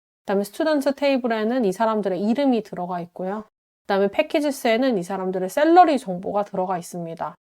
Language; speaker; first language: Korean; native; Korean